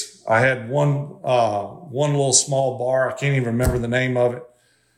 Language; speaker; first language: English; native; English